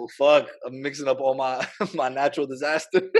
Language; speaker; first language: English; native; English